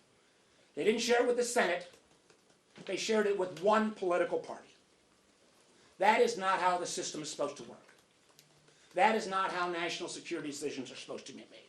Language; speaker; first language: English; native; English